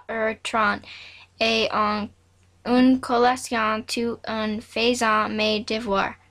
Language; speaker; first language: French; non-native, learner; English